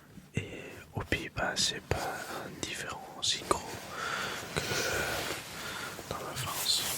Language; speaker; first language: French; early bilingual, other home language; Dutch